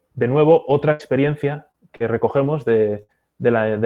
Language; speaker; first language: Spanish; native; Spanish